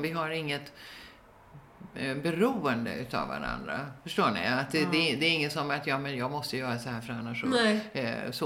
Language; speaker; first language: Swedish; native; Swedish